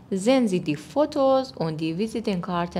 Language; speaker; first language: German; non-native, fluent; Persian